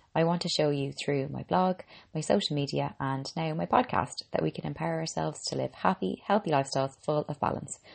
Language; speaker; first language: English; native; English